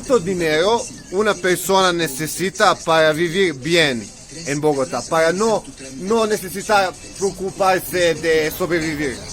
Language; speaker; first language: Spanish; non-native, learner; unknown